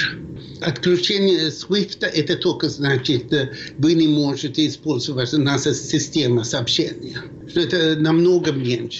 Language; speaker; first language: Russian; non-native, fluent; Swedish